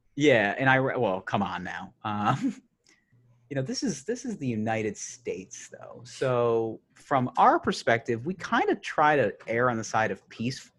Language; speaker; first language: English; native; English